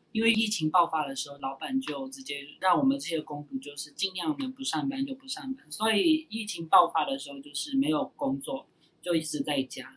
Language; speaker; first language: Chinese; early bilingual, heritage; Chinese